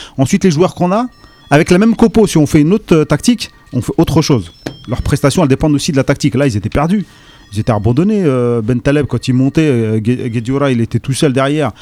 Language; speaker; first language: French; native; French